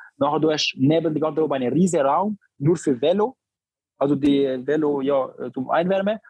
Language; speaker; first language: German; non-native, learner; Albanian